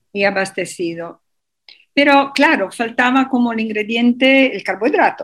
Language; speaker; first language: Spanish; non-native, fluent; Italian